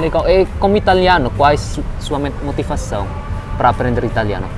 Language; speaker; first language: Portuguese; non-native, learner; Javanese